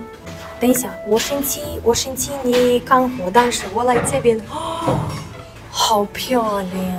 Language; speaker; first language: Chinese; non-native, learner; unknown